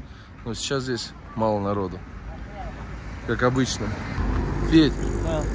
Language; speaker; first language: Russian; native; Russian